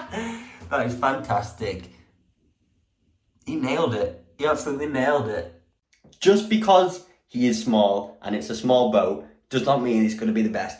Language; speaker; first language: English; native; English